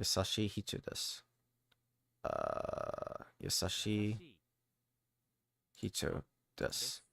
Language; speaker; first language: Japanese; non-native, learner; English